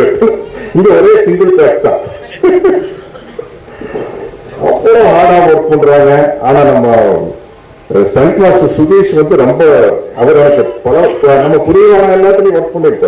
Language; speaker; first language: Tamil; native; Tamil